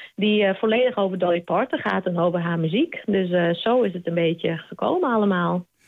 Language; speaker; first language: Dutch; non-native, local second language; Western Frisian